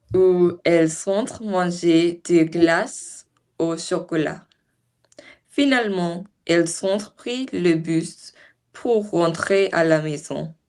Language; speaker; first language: French; non-native, learner; English